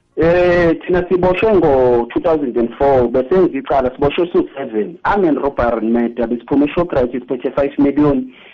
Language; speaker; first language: Zulu; native; Zulu